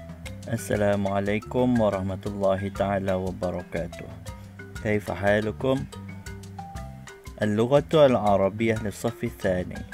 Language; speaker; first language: Arabic; non-native, fluent; Malay